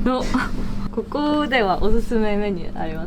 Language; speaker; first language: Japanese; non-native, learner; Korean